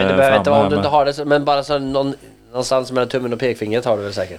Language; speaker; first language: Swedish; native; Swedish